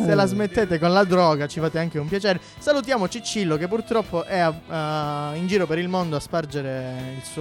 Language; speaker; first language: Italian; native; Italian